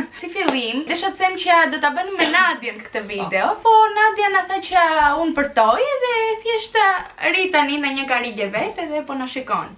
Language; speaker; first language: Albanian; early bilingual, heritage; Albanian